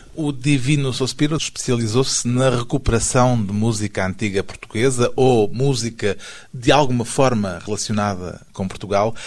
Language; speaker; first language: Portuguese; native; Portuguese